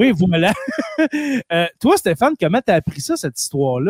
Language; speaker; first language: French; native; French